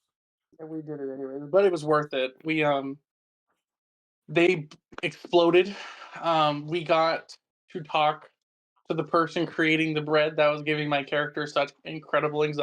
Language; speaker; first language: English; native; English